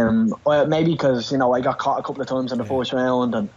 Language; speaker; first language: English; native; English